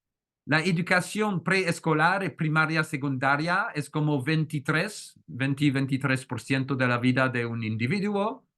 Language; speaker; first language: Spanish; non-native, fluent; French